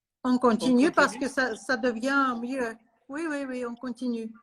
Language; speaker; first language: French; non-native, learner; Russian